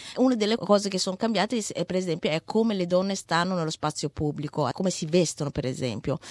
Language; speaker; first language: Italian; non-native, fluent; Somali